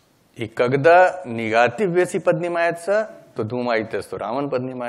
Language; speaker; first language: Russian; non-native, learner; Hindi